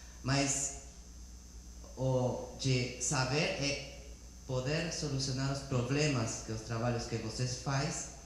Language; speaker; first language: Portuguese; non-native, learner; Spanish